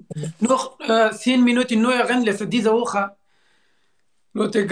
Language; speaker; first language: German; non-native, learner; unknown